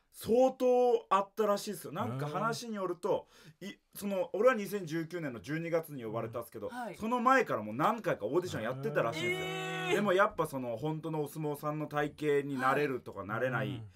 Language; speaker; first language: Japanese; native; Japanese